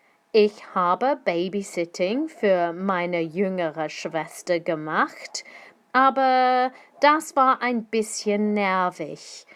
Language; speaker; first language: German; non-native, fluent; English